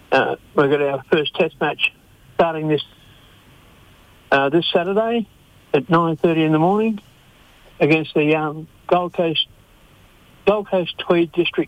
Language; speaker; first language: English; native; English